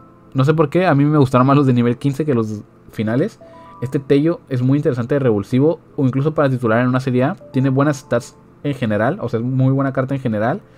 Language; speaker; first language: Spanish; native; Spanish